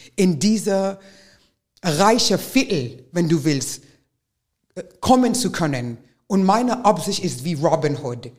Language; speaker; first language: German; non-native, fluent; English